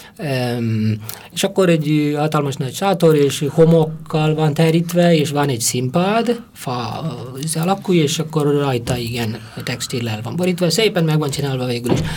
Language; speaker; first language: Hungarian; non-native, fluent; Tamil